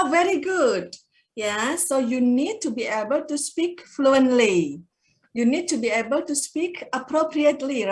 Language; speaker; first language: English; non-native, fluent; Indonesian